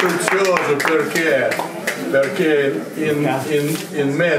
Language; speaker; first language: Italian; non-native, learner; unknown